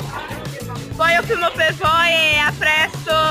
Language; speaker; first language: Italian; non-native, learner; Portuguese